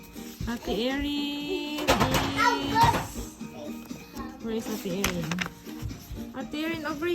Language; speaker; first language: English; non-native, local second language; Filipino